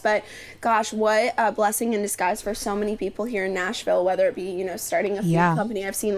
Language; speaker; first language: English; native; English